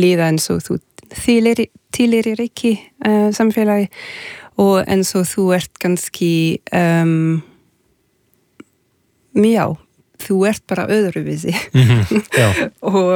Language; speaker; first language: Icelandic; non-native, fluent; French